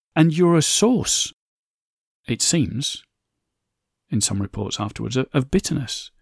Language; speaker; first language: English; native; English